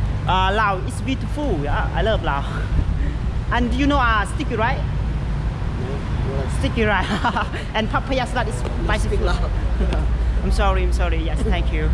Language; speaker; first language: English; non-native, learner; Lao